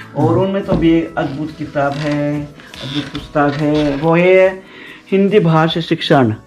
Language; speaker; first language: Hindi; non-native, fluent; Russian